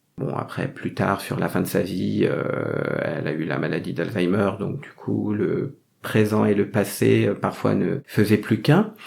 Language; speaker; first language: French; early bilingual, other home language; Vietnamese